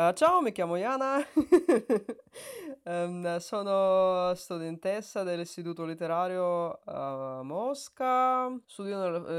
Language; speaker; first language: Italian; non-native, learner; Russian